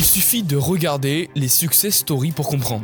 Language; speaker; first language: French; native; French